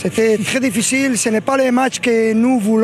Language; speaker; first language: French; non-native, fluent; Spanish